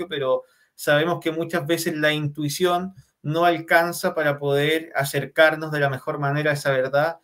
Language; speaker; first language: Spanish; native; Spanish